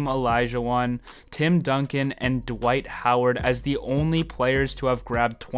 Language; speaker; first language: English; native; English